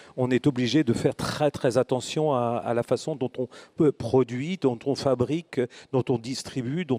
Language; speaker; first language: French; native; French